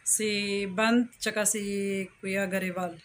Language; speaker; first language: Filipino; non-native, learner; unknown